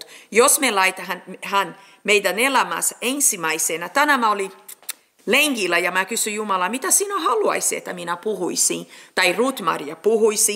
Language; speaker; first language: Finnish; non-native, learner; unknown